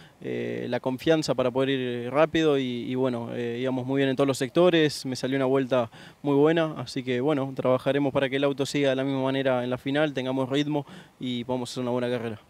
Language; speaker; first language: Spanish; native; Spanish